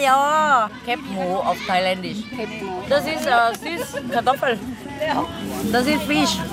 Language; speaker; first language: German; non-native, learner; Thai